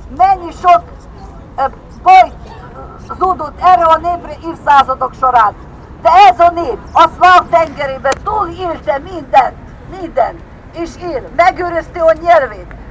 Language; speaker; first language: Hungarian; non-native, fluent; Ukrainian